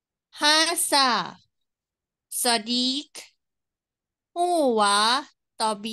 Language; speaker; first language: Arabic; non-native, learner; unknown